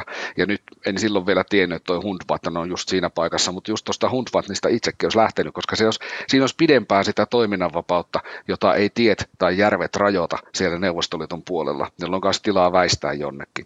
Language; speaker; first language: Finnish; native; Finnish